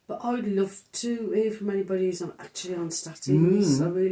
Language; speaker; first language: English; native; English